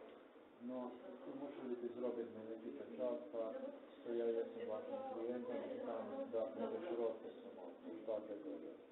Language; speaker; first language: Polish; non-native, learner; Croatian